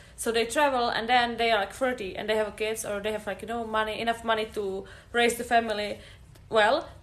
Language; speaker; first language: English; non-native, fluent; Czech